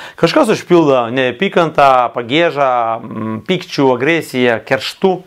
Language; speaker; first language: Lithuanian; non-native, local second language; Russian